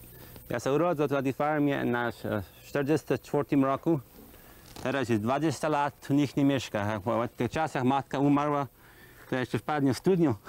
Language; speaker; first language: Polish; early bilingual, heritage; Polish